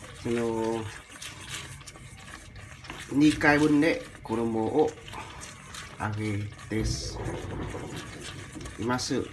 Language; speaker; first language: Japanese; non-native, learner; Vietnamese